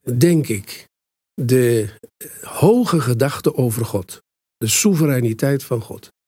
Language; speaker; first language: Dutch; native; Dutch